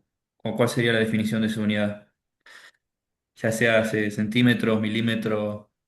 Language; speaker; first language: Spanish; native; Spanish